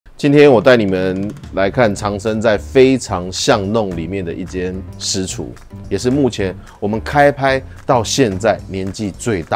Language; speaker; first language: Chinese; native; Chinese